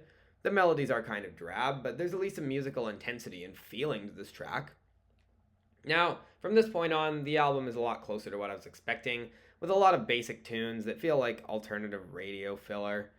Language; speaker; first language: English; native; English